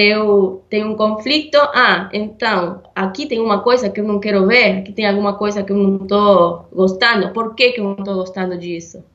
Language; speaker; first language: Portuguese; non-native, fluent; Spanish